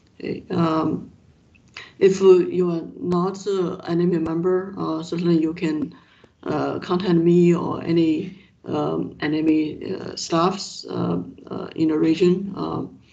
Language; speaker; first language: English; non-native, fluent; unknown